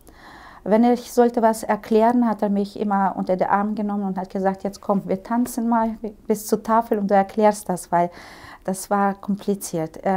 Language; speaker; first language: German; early bilingual, heritage; Russian